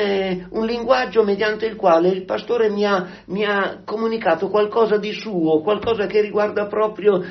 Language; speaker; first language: Italian; native; Italian